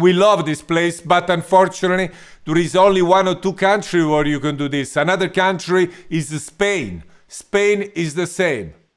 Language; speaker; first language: English; non-native, fluent; Italian